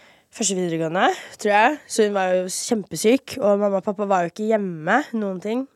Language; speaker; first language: Norwegian; early bilingual, heritage; Norwegian